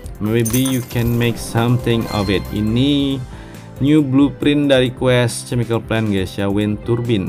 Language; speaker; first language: English; non-native, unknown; Indonesian